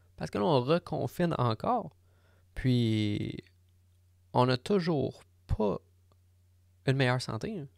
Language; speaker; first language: French; native; French